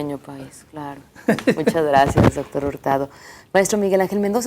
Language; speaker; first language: Spanish; native; Spanish